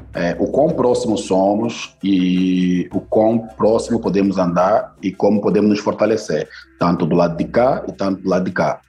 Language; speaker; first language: Portuguese; native; Portuguese